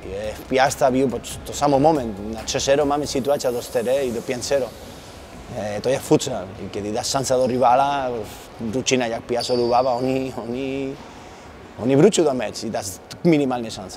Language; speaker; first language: Polish; non-native, learner; Spanish